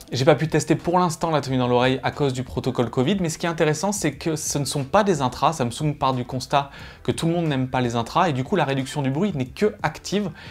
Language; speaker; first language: French; native; French